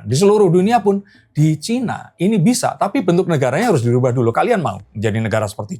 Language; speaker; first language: Indonesian; native; Indonesian